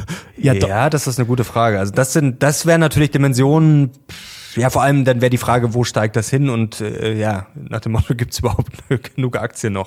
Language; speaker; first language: German; native; German